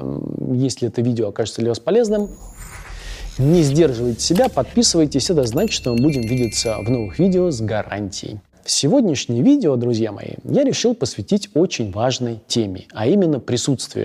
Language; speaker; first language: Russian; native; Russian